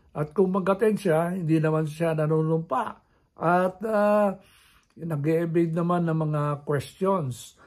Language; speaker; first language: Filipino; non-native, local second language; Iloko